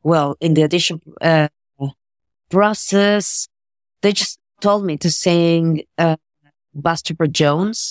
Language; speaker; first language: English; non-native, fluent; Spanish